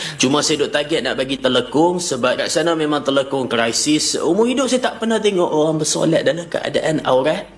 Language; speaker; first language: Malay; native; Malay